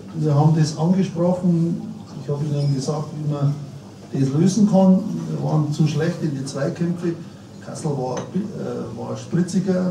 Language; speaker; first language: German; native; German